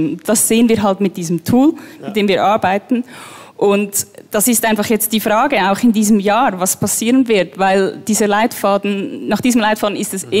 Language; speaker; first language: German; native; German